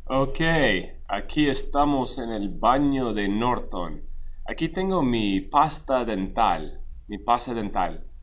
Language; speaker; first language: Spanish; non-native, fluent; English